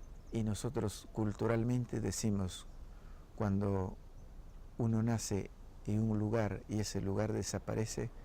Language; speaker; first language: Spanish; non-native, local second language; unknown